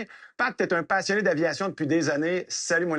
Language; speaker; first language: French; native; French